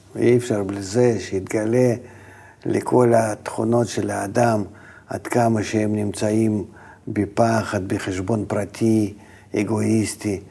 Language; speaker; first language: Hebrew; non-native, fluent; Russian